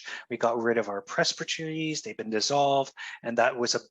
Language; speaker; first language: English; native; English